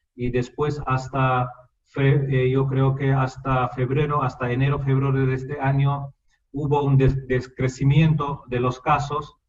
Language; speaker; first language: Spanish; non-native, fluent; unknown